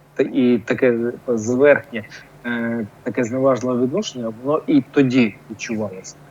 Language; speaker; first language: Ukrainian; non-native, local second language; Russian